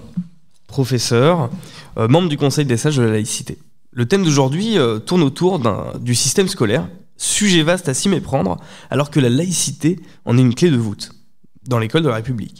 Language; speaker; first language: French; native; French